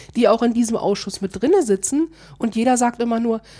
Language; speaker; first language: German; native; German